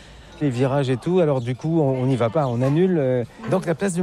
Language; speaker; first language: French; native; French